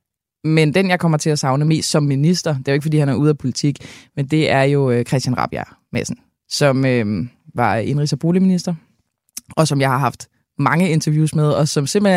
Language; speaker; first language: Danish; native; Danish